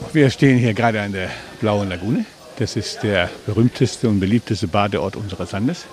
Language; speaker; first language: German; non-native, fluent; Icelandic